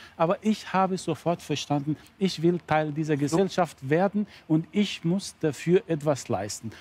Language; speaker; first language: German; non-native, fluent; Arabic